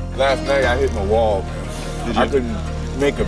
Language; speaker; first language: English; native; English